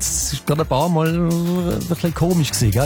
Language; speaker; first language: German; native; German